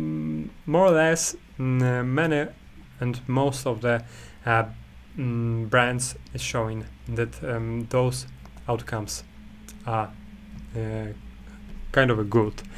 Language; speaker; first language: English; non-native, fluent; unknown